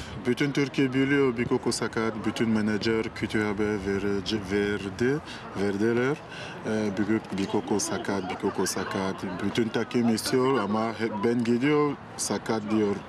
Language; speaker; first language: Turkish; non-native, learner; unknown